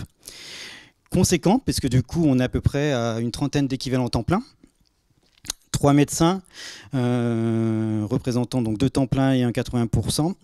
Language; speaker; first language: French; native; French